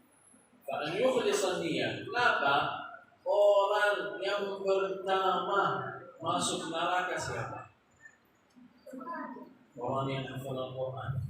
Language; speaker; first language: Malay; non-native, learner; Arabic